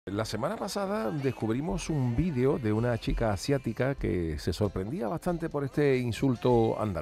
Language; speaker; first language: Spanish; native; Spanish